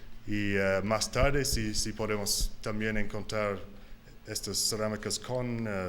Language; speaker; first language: Spanish; non-native, learner; English